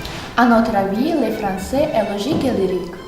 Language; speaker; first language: French; non-native, learner; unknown